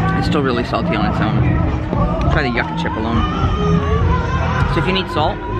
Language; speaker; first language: English; native; English